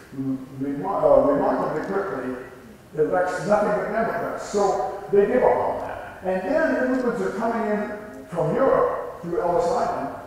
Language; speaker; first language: English; native; English